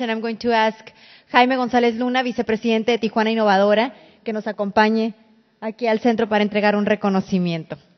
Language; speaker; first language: Spanish; native; Spanish